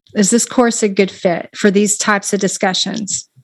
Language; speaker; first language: English; native; English